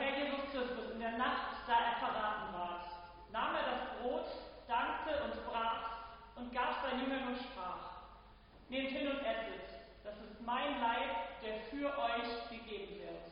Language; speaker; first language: German; native; German